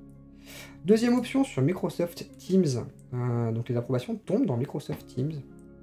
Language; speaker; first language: French; native; French